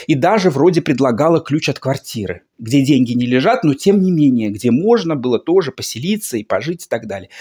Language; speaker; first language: Russian; native; Russian